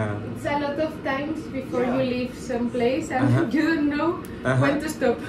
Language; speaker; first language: English; non-native, learner; Spanish